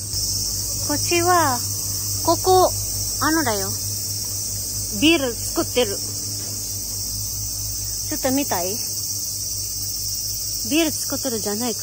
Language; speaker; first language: Japanese; non-native, learner; Filipino